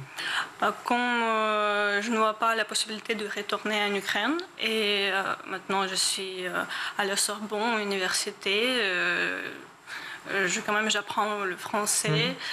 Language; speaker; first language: French; non-native, learner; Ukrainian